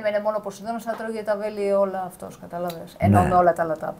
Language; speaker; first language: Greek; native; Greek